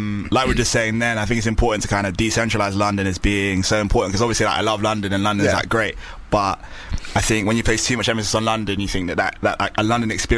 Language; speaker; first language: English; native; English